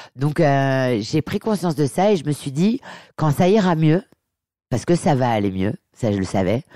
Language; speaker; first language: French; native; French